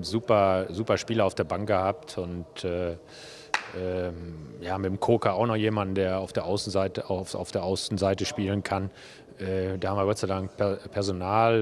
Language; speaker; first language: German; native; German